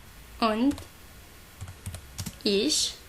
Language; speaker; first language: German; non-native, learner; Arabic